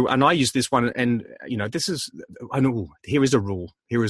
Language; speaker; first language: English; native; English